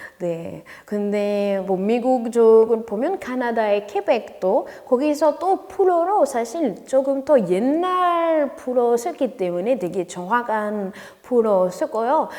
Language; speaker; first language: Korean; non-native, fluent; French